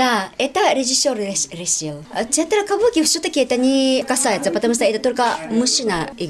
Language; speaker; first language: Russian; non-native, learner; Japanese